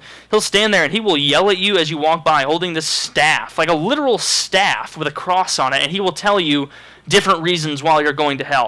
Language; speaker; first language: English; native; English